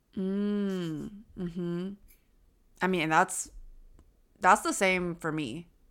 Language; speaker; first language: English; early bilingual, other home language; Chinese